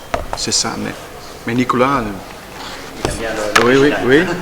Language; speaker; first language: French; non-native, learner; Dutch